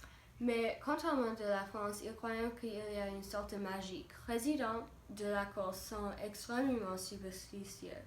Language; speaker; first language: French; non-native, learner; English